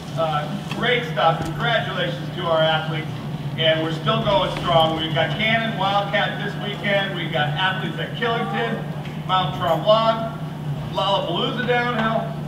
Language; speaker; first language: English; native; English